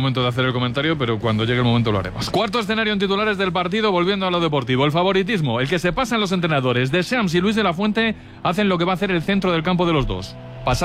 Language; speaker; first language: Spanish; native; Spanish